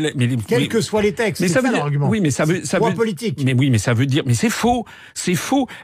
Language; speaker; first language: French; native; French